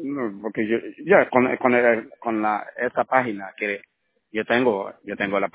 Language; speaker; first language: Spanish; non-native, learner; Haitian Creole